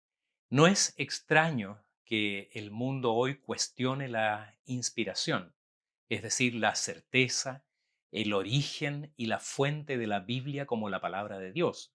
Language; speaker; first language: Spanish; native; Spanish